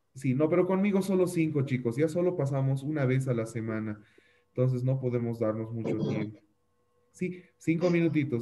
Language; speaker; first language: Spanish; native; Spanish